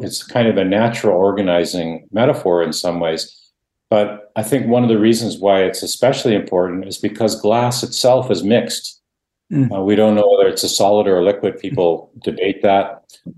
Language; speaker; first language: English; non-native, fluent; Dutch